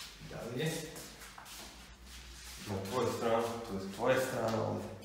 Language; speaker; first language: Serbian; early bilingual, heritage; Serbian